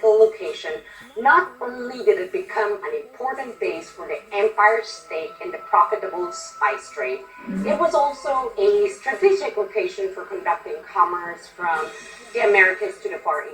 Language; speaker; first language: English; non-native, local second language; Filipino